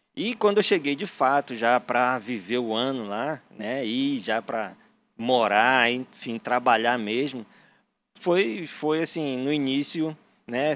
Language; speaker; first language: Portuguese; native; Portuguese